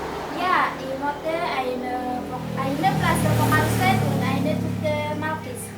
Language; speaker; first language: German; non-native, learner; Indonesian